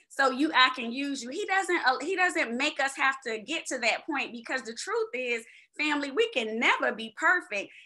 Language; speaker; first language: English; native; English